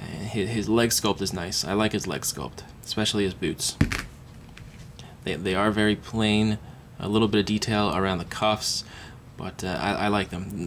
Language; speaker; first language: English; native; English